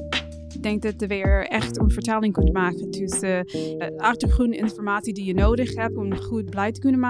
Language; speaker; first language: Dutch; non-native, fluent; English